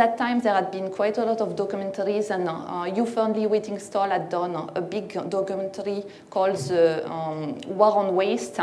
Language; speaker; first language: English; non-native, fluent; French